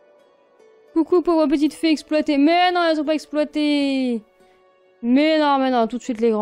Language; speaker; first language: French; native; French